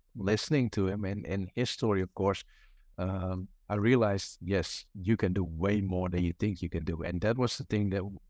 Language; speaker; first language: English; non-native, fluent; Dutch